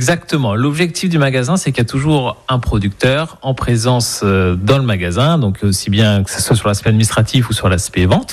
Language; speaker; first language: French; native; French